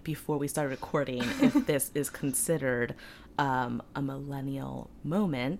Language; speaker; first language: English; early bilingual, other home language; Polish